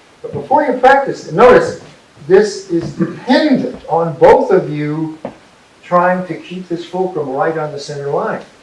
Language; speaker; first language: English; native; English